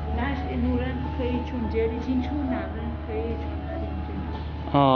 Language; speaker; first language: Chinese; non-native, learner; Persian